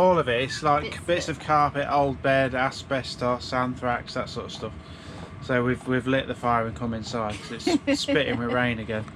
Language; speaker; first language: English; native; English